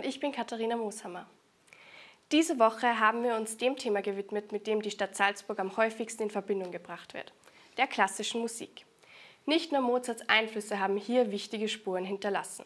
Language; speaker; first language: German; native; German